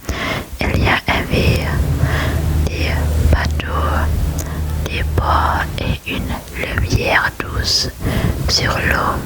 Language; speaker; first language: French; non-native, learner; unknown